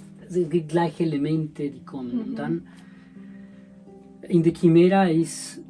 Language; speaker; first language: German; non-native, learner; Spanish